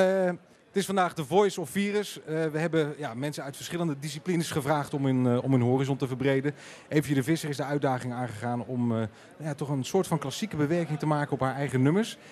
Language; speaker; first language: Dutch; native; Dutch